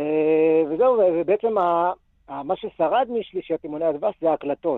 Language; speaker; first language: Hebrew; native; Hebrew